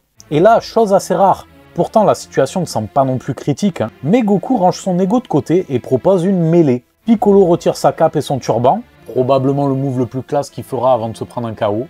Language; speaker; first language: French; native; French